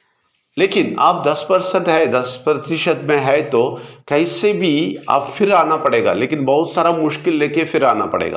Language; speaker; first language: Hindi; non-native, local second language; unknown